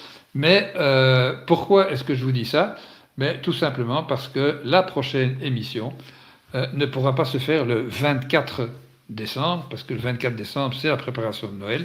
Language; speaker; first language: French; native; French